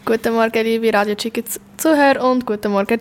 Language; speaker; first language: German; early bilingual, other home language; Spanish